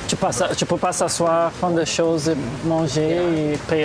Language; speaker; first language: French; early bilingual, heritage; Portuguese